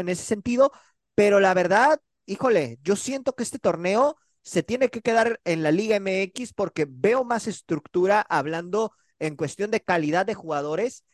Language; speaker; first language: Spanish; native; Spanish